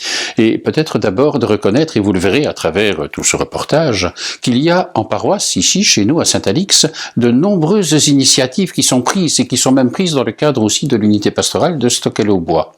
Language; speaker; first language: French; native; French